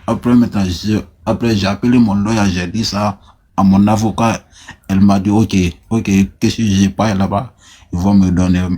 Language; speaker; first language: French; non-native, local second language; Susu